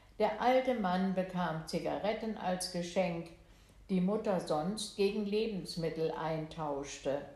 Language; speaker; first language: German; native; German